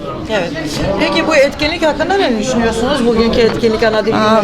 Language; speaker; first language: Turkish; native; Turkish